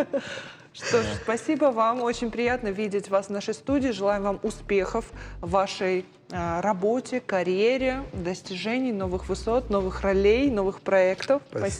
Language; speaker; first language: Russian; native; Russian